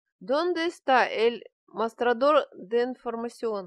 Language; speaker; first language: Spanish; non-native, fluent; Russian